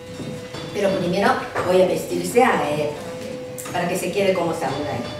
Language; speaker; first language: Spanish; non-native, learner; Japanese